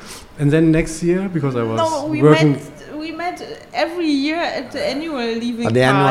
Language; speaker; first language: English; non-native, fluent; German